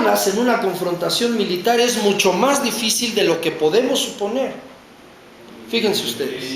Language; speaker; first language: Spanish; native; Spanish